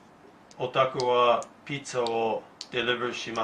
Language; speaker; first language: Japanese; non-native, learner; English